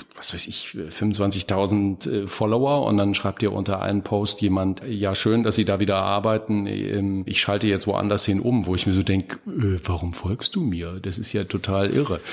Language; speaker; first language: German; native; German